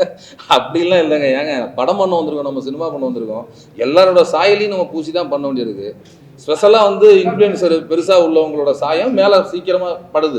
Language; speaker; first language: Tamil; native; Tamil